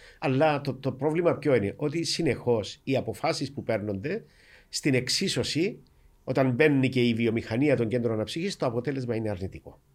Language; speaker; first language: Greek; native; Greek